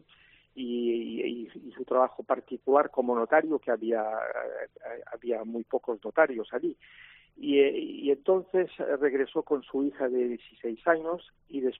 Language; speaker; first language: Spanish; non-native, local second language; Catalan